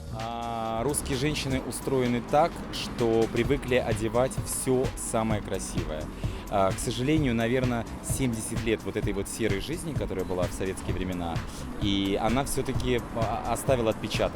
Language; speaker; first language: Russian; native; Russian